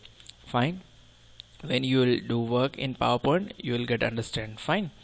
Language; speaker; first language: English; non-native, local second language; Hindi